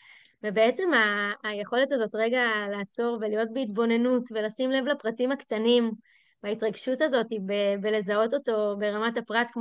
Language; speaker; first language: Hebrew; native; Hebrew